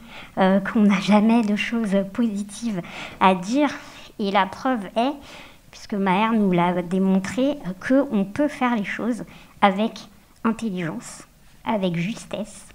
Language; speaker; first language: French; native; French